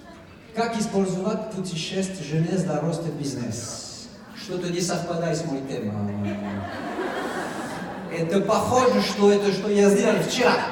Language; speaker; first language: Russian; non-native, learner; French